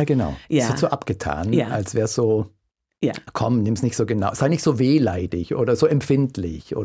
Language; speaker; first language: German; native; German